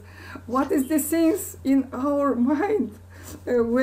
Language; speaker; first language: English; non-native, learner; Kazakh